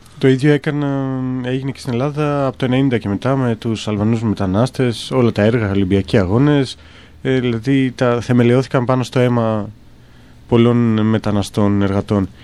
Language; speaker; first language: Greek; native; Greek